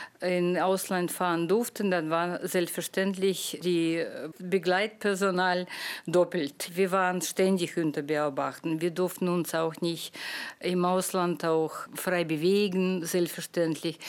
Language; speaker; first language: German; non-native, fluent; Russian